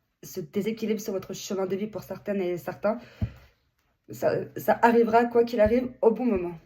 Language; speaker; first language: French; native; French